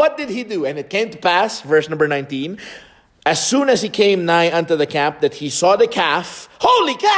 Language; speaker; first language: English; non-native, local second language; Filipino